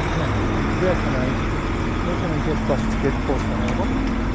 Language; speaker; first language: English; non-native, learner; Japanese